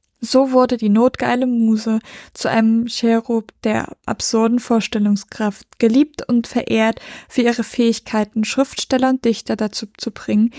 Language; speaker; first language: German; native; German